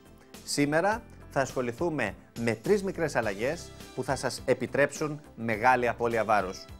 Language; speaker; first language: Greek; native; Greek